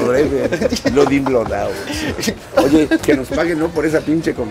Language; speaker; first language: Spanish; native; Spanish